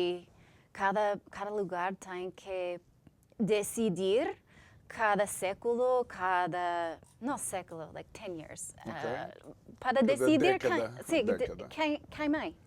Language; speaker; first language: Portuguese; non-native, learner; English